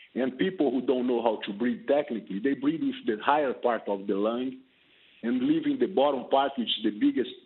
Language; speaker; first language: English; non-native, fluent; Portuguese